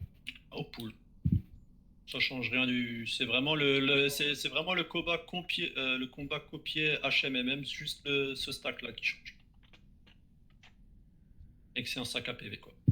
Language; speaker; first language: French; native; French